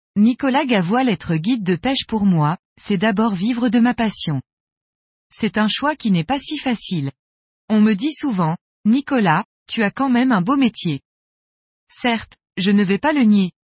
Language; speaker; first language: French; native; French